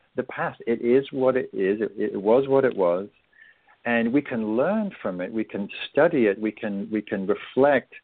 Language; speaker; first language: English; native; English